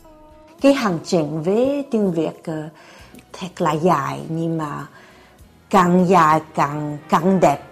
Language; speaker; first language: Vietnamese; early bilingual, heritage; Vietnamese